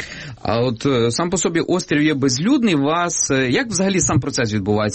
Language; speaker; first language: Ukrainian; native; Ukrainian